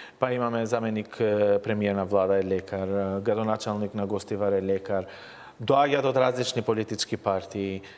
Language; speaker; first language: Macedonian; non-native, local second language; Albanian